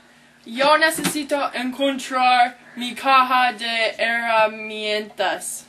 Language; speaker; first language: Spanish; non-native, learner; English